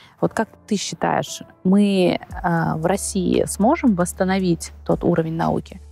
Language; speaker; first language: Russian; native; Russian